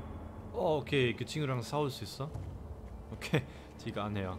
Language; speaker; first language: Korean; non-native, fluent; German